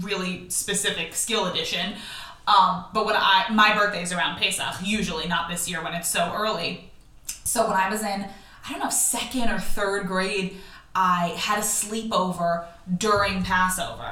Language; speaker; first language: English; native; English